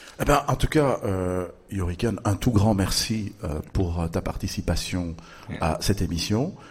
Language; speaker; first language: French; native; French